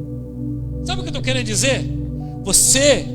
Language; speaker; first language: Portuguese; native; Portuguese